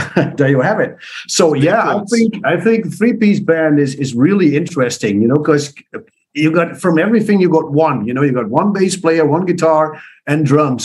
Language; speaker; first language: English; non-native, fluent; Dutch